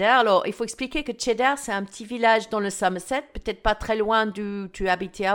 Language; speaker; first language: French; non-native, fluent; English